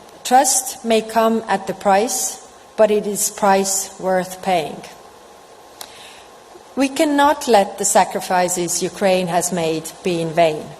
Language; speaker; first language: English; non-native, fluent; Estonian